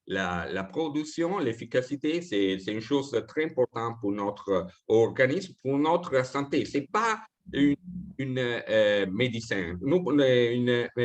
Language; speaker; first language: French; non-native, fluent; Italian